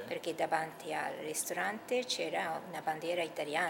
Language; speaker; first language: Italian; non-native, fluent; Japanese